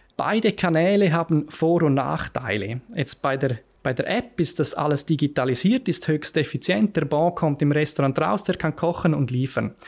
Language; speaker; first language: German; native; German